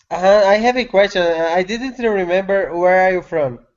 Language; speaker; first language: English; non-native, learner; Portuguese